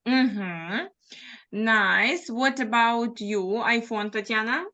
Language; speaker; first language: English; non-native, fluent; Ukrainian